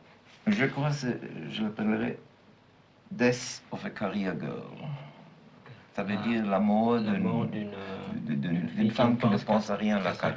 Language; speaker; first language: French; non-native, fluent; German